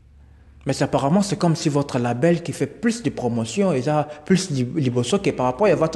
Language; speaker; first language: French; non-native, local second language; Lingala